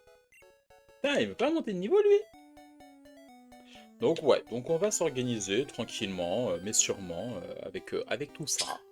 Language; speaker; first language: French; native; French